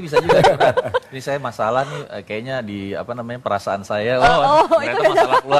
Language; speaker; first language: Indonesian; native; Indonesian